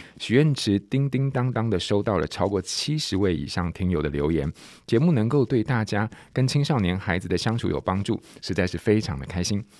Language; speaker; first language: Chinese; native; Chinese